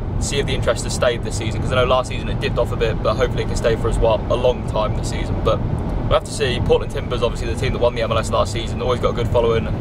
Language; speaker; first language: English; native; English